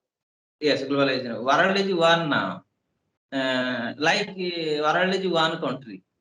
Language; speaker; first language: English; non-native, learner; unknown